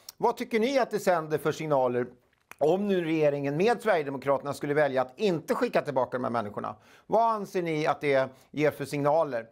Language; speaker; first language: Swedish; native; Swedish